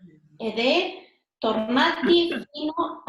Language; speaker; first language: Italian; non-native, learner; Spanish